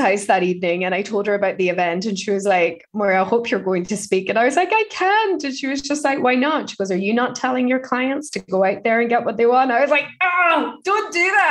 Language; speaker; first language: English; native; English